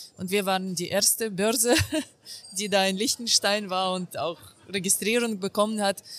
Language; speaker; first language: German; non-native, fluent; Ukrainian